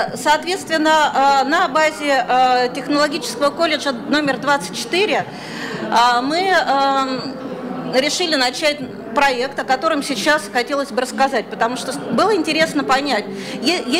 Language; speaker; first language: Russian; native; Russian